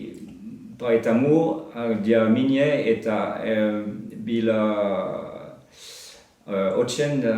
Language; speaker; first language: Russian; non-native, learner; French